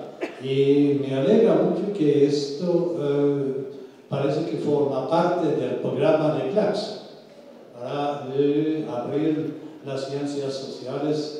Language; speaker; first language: Spanish; non-native, fluent; Swedish